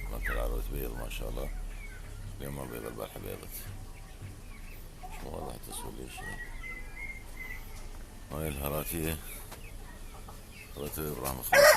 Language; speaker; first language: Arabic; native; Arabic